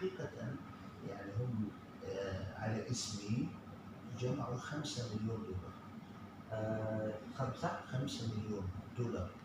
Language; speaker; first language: Arabic; native; Arabic